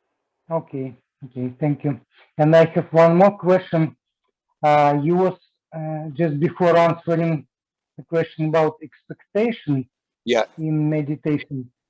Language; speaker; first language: English; non-native, learner; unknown